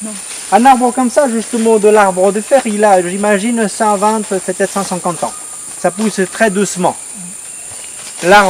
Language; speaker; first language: French; non-native, fluent; Spanish